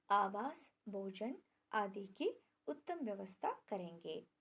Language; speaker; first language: Hindi; non-native, local second language; Kannada